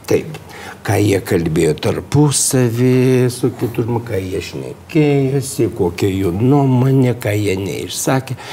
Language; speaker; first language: Lithuanian; native; Lithuanian